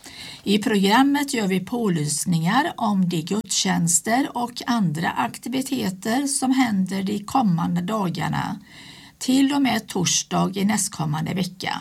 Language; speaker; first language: Swedish; native; Swedish